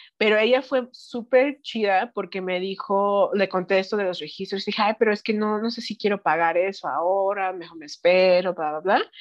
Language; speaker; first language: Spanish; early bilingual, heritage; Spanish